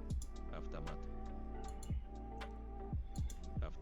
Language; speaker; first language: Russian; non-native, learner; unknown